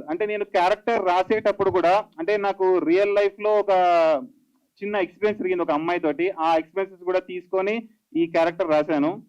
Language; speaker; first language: Telugu; native; Telugu